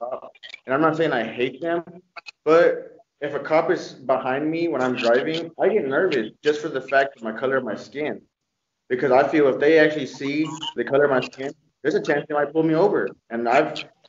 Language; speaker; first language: English; native; English